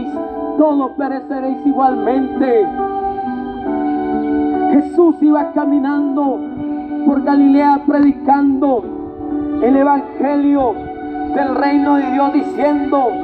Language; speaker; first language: Spanish; native; Spanish